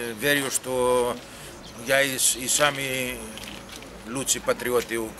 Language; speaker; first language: Russian; non-native, learner; Greek